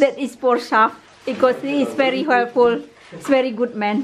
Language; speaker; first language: English; non-native, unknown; Indonesian